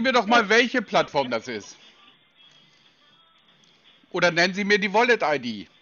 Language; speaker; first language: German; native; German